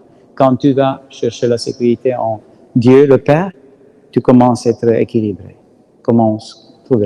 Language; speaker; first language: French; non-native, learner; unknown